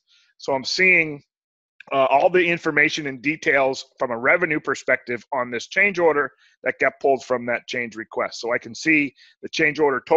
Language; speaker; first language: English; native; English